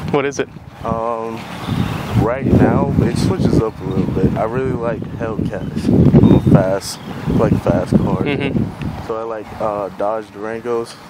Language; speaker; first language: English; native; English